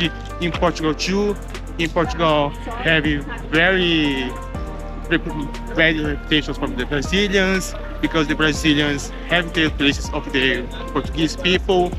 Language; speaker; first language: English; non-native, learner; Portuguese